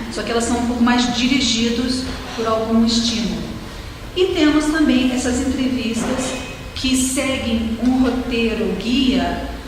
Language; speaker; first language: Portuguese; non-native, fluent; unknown